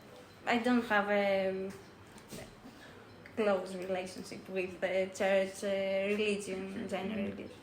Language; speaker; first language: English; non-native, learner; Greek